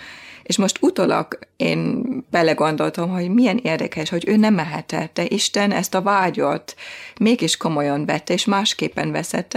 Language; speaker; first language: Hungarian; non-native, fluent; German